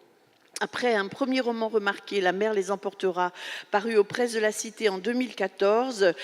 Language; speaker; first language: French; native; French